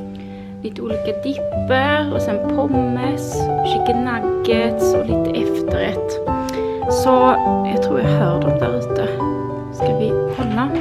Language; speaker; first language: Swedish; native; Swedish